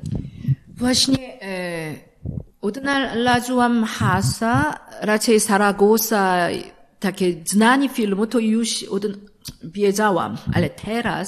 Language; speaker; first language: Polish; non-native, learner; Korean